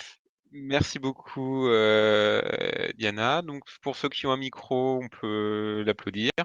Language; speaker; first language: French; native; French